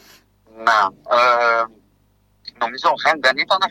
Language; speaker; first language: Greek; non-native, fluent; French